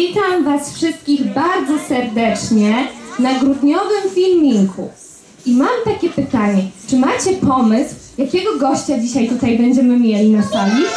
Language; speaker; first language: Polish; native; Polish